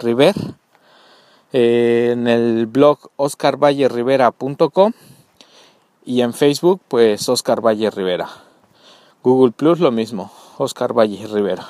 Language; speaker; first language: Spanish; native; Spanish